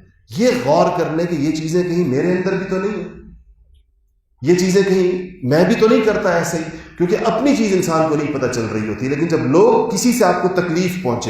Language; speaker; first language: Urdu; native; Urdu